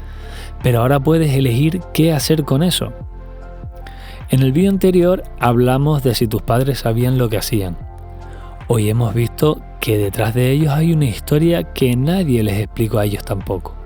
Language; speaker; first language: Spanish; native; Spanish